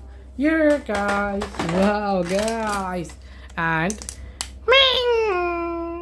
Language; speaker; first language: English; non-native, learner; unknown